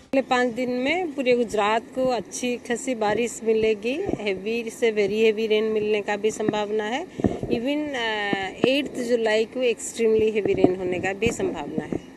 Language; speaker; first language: Hindi; non-native, local second language; Gujarati